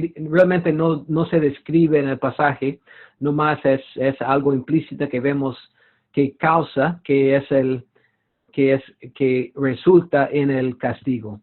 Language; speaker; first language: Spanish; non-native, fluent; English